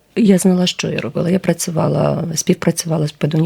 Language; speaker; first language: Ukrainian; native; Ukrainian